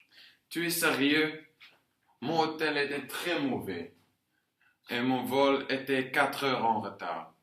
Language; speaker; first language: French; non-native, learner; Norwegian